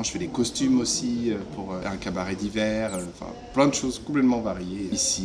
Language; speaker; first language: French; native; French